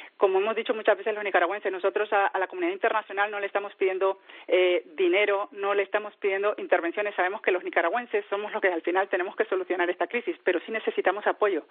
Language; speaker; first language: Spanish; native; Spanish